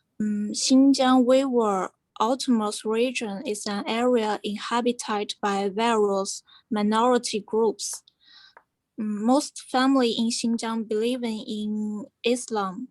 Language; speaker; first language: English; non-native, fluent; Chinese